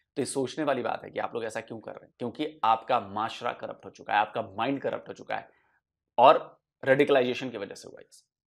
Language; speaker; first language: Hindi; native; Hindi